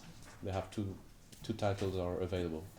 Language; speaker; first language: English; non-native, fluent; French